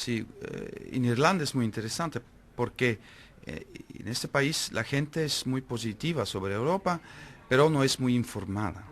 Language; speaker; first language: Spanish; non-native, fluent; Dutch